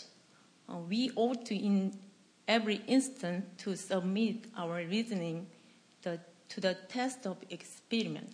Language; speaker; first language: English; non-native, fluent; Korean